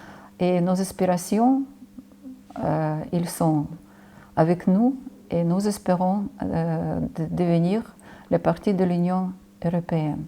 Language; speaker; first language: French; non-native, fluent; Ukrainian